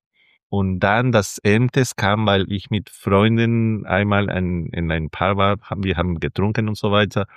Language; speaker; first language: German; non-native, fluent; Spanish